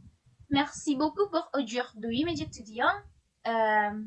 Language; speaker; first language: French; non-native, learner; Indonesian